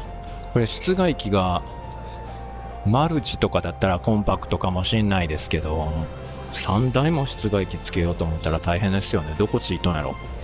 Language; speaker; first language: Japanese; native; Japanese